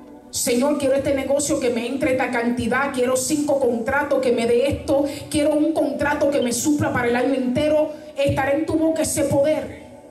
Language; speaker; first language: Spanish; early bilingual, heritage; Spanish